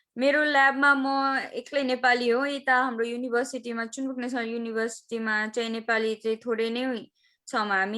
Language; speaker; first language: Nepali; non-native, local second language; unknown